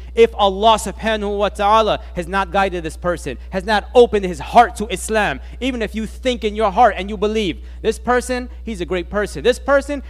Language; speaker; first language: English; native; English